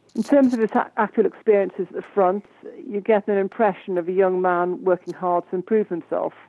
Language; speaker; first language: English; native; English